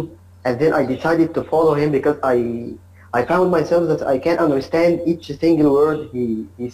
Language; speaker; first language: English; non-native, learner; Arabic